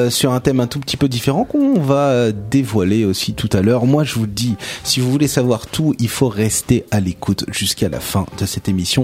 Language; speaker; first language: French; native; French